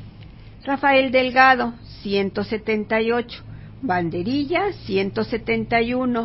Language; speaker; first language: Spanish; native; Spanish